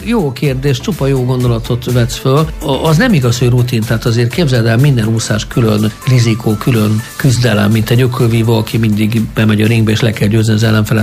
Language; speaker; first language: Hungarian; native; Hungarian